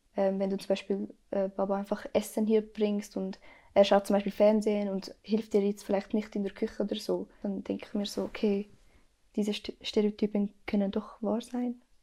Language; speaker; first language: German; early bilingual, other home language; Arabic